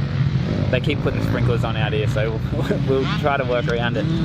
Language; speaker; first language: English; native; English